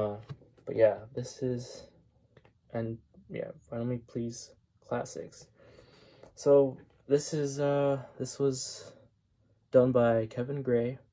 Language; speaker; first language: English; native; English